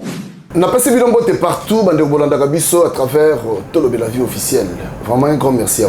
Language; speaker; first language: French; non-native, local second language; Lingala